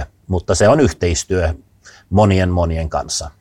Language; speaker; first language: Finnish; non-native, fluent; Swedish